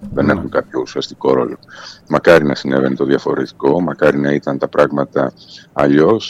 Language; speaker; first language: Greek; native; Greek